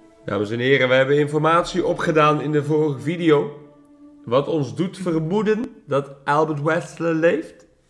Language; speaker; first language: Dutch; native; Dutch